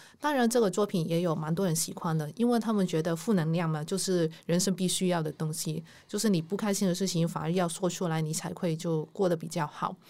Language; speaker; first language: Chinese; non-native, local second language; Cantonese